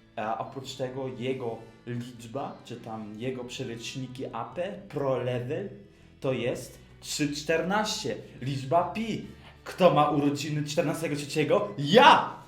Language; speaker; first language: Polish; early bilingual, heritage; Polish